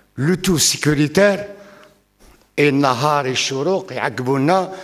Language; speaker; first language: French; non-native, local second language; Arabic